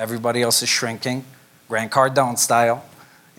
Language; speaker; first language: English; non-native, fluent; Polish